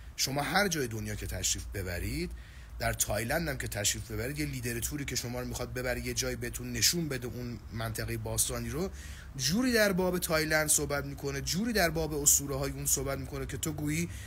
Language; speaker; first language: Persian; native; Persian